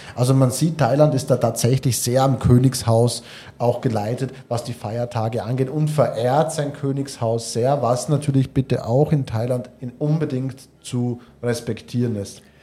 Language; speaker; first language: German; native; German